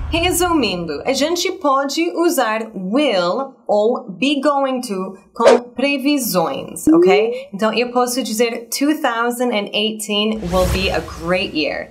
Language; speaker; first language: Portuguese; non-native, fluent; English